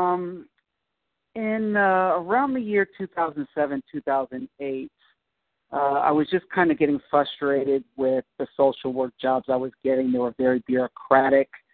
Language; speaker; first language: English; native; English